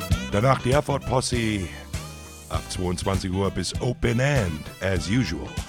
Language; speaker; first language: German; native; German